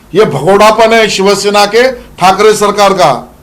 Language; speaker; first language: Hindi; non-native, local second language; Marathi